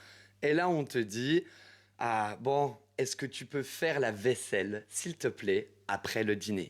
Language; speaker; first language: French; native; French